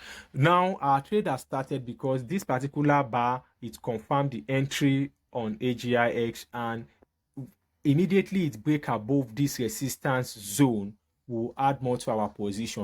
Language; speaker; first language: English; native; English